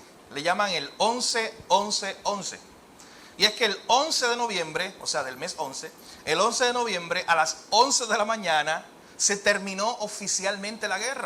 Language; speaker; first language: Spanish; native; Spanish